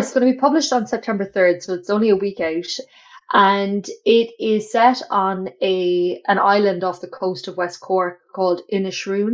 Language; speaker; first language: English; native; English